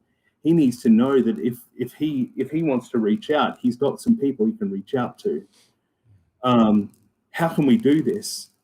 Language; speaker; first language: English; native; English